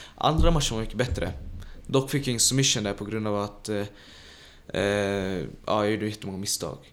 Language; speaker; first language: Swedish; early bilingual, other home language; Tajik